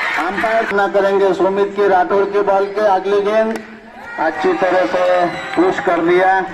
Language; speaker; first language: Hindi; non-native, local second language; Marathi